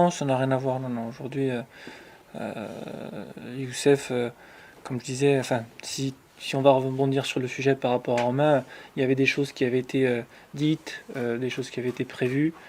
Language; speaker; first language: French; native; French